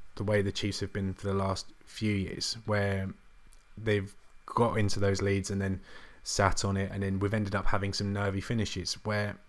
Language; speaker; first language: English; native; English